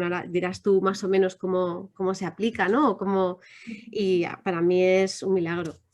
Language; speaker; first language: Spanish; native; Spanish